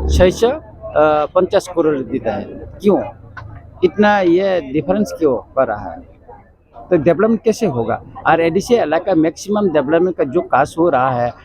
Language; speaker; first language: Hindi; non-native, local second language; Kok Borok